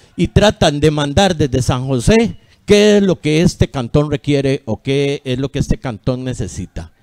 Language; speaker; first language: Spanish; native; Spanish